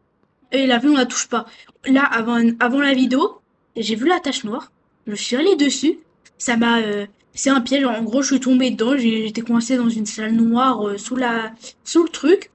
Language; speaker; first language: French; native; French